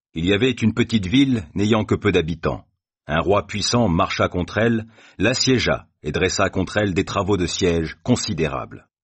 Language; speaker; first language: French; native; French